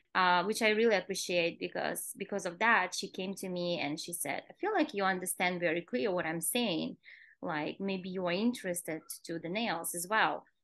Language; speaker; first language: English; non-native, fluent; Kazakh